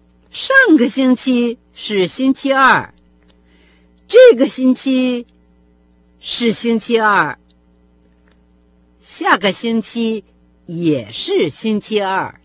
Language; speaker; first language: Chinese; non-native, fluent; Russian